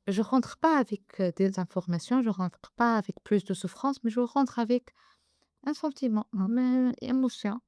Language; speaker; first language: French; non-native, local second language; Arabic